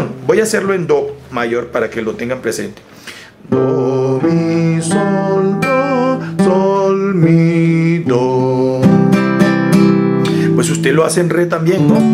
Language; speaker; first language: Spanish; native; Spanish